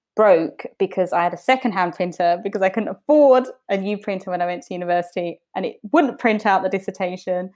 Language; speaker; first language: English; early bilingual, other home language; Bosnian